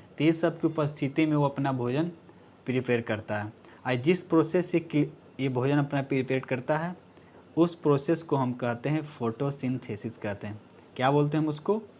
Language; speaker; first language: Hindi; native; Hindi